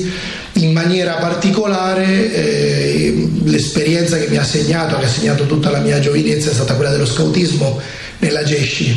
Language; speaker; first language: Italian; native; Italian